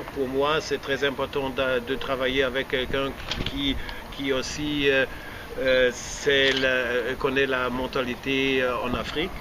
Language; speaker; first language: French; non-native, fluent; German